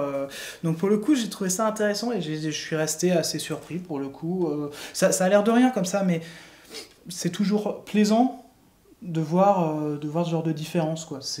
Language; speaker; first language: French; native; French